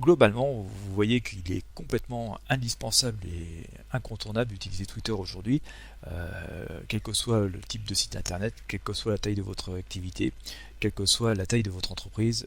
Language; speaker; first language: French; native; French